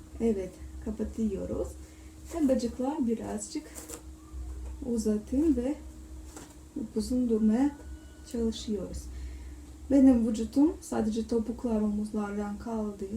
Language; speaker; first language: Turkish; non-native, learner; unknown